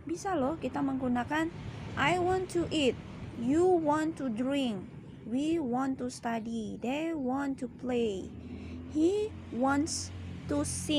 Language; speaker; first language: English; non-native, fluent; Indonesian